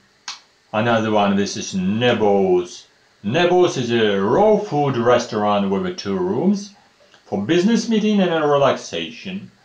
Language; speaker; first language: English; non-native, fluent; Russian